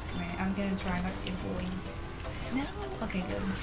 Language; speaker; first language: English; native; English